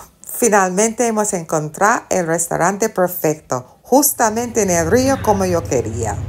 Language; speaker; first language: Spanish; non-native, fluent; English